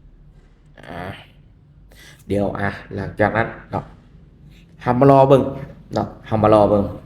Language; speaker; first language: Thai; non-native, local second language; Northeastern Thai